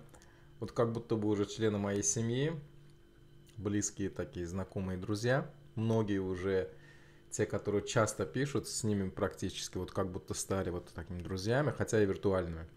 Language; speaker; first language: Russian; non-native, local second language; Azerbaijani